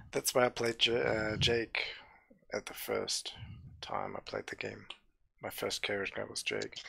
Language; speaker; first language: English; non-native, fluent; German